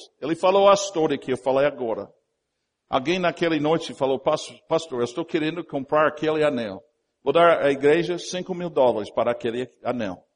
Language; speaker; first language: Portuguese; non-native, fluent; English